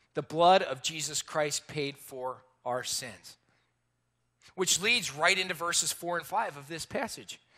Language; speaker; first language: English; native; English